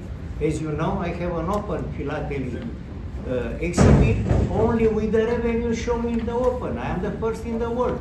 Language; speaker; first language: English; non-native, learner; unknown